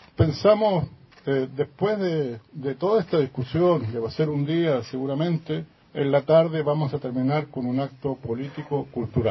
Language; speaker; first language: Spanish; native; Spanish